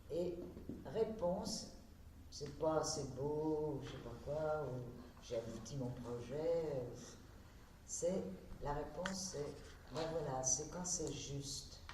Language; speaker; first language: French; native; French